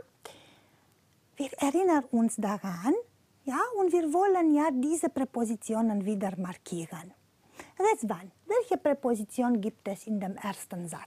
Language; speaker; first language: German; non-native, fluent; Romanian